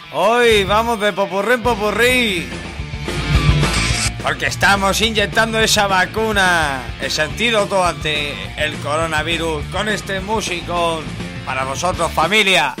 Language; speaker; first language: Spanish; native; Spanish